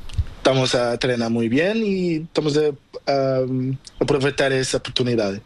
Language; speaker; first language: Spanish; non-native, learner; Portuguese